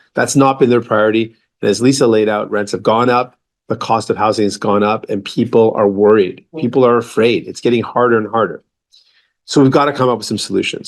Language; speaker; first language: English; native; English